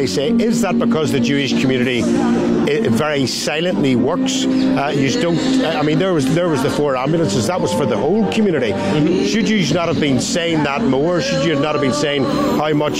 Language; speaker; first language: English; native; English